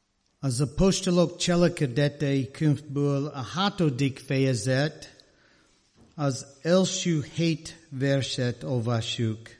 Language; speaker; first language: Hungarian; non-native, learner; English